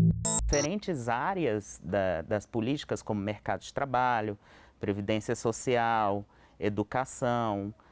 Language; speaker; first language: Portuguese; native; Portuguese